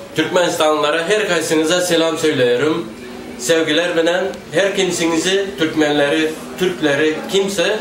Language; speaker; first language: Turkish; non-native, fluent; Turkmen